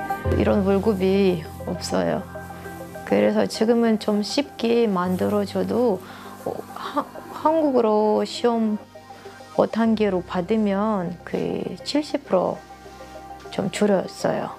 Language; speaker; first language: Korean; early bilingual, heritage; Korean